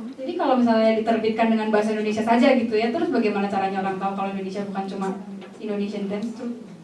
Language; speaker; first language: Indonesian; native; Indonesian